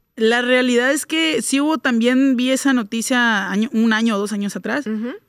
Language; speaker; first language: Spanish; native; Spanish